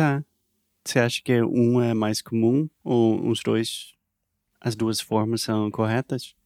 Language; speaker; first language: Portuguese; non-native, learner; English